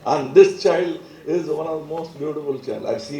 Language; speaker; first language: Tamil; native; Tamil